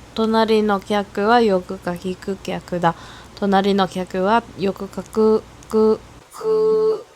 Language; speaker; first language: Japanese; non-native, learner; Filipino